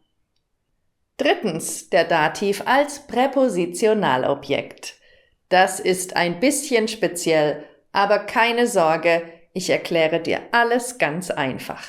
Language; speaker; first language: German; native; German